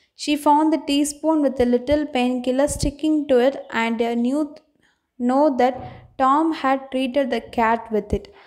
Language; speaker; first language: English; non-native, local second language; Tamil